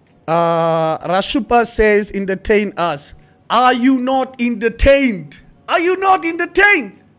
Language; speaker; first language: English; non-native, local second language; Afrikaans